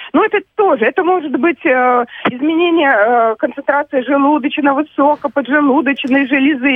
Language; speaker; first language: Russian; native; Russian